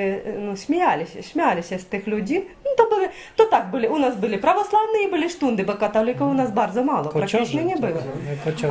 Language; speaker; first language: Polish; non-native, learner; Ukrainian